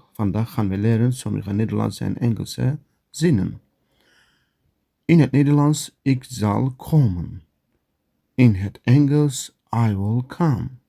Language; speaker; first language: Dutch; non-native, learner; Turkish